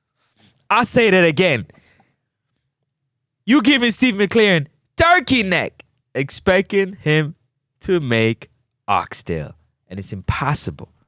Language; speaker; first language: English; native; English